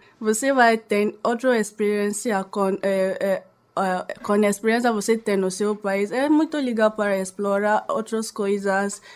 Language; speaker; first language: Portuguese; non-native, learner; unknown